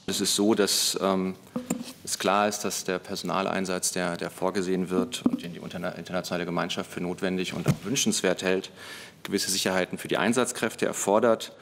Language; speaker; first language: German; native; German